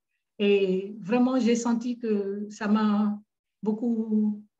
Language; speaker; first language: French; native; French